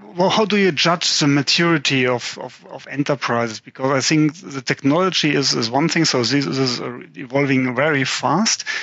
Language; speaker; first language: English; non-native, fluent; German